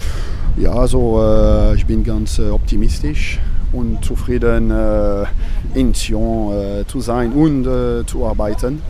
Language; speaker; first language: German; non-native, fluent; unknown